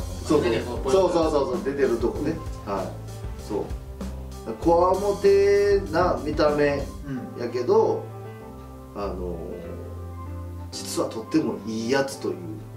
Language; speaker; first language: Japanese; native; Japanese